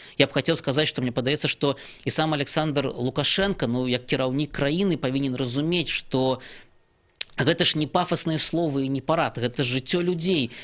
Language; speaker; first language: Belarusian; native; Belarusian